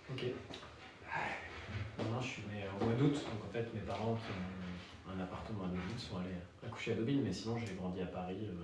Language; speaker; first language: French; native; French